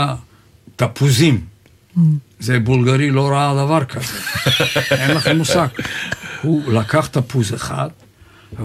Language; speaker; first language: Hebrew; non-native, fluent; Bulgarian